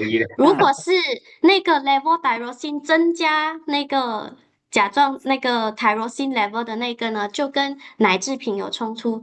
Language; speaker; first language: Chinese; native; Chinese